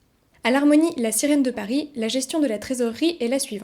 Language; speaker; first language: French; native; French